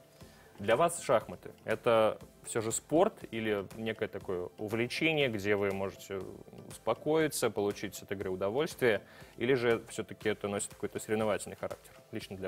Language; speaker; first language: Russian; native; Russian